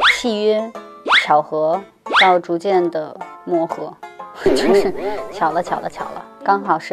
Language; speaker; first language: Chinese; native; Chinese